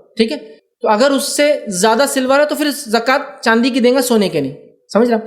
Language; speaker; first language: Urdu; native; Urdu